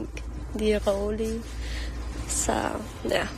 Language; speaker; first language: Danish; early bilingual, other home language; Romanian